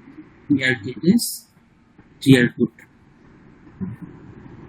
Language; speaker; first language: German; non-native, learner; Bangla